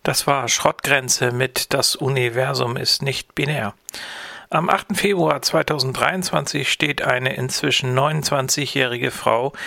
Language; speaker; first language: German; native; German